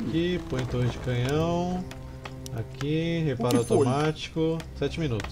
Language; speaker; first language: Portuguese; native; Portuguese